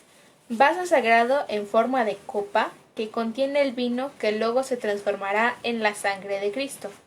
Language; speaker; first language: Spanish; native; Spanish